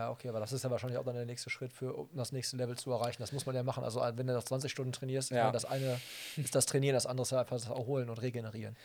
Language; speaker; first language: German; native; German